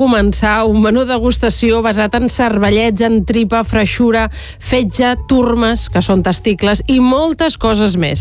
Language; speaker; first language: Catalan; native; Catalan